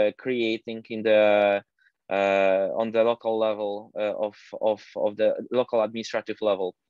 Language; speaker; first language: English; non-native, fluent; Polish